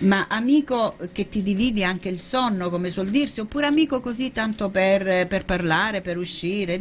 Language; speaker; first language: Italian; native; Italian